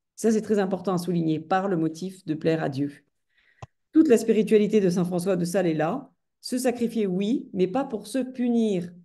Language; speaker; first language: French; native; French